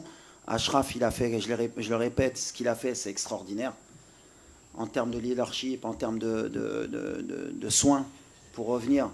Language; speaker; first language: French; native; French